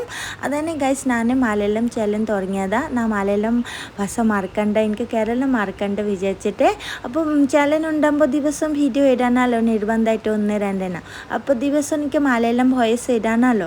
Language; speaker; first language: Malayalam; non-native, local second language; Assamese